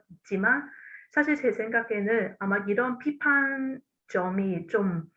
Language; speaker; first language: Korean; non-native, fluent; Cantonese